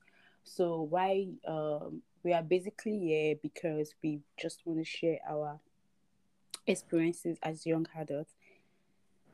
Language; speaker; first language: English; non-native, local second language; Yoruba